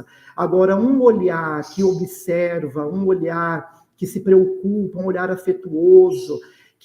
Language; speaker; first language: Portuguese; native; Portuguese